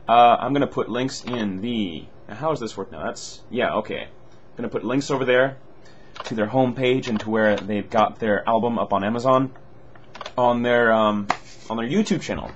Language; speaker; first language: English; native; English